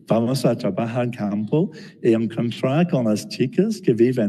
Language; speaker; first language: Spanish; non-native, learner; English